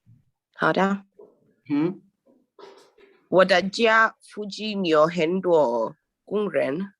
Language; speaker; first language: Chinese; non-native, learner; Swahili